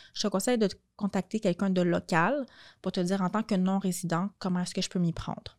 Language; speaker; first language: French; native; French